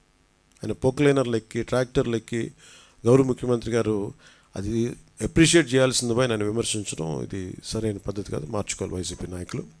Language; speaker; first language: Telugu; native; Telugu